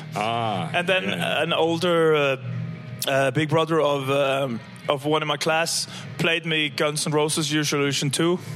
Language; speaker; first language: English; non-native, fluent; Norwegian